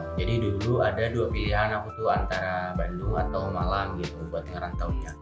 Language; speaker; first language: Indonesian; non-native, local second language; Javanese